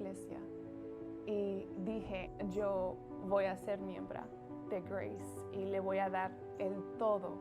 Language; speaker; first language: Spanish; early bilingual, heritage; Spanish